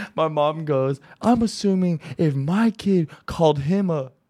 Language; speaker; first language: English; native; English